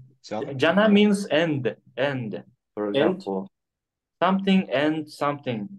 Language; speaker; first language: English; non-native, fluent; Kyrgyz